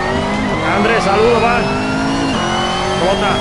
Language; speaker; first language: Spanish; early bilingual, heritage; Spanish